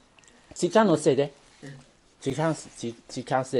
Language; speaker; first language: Japanese; non-native, learner; Chinese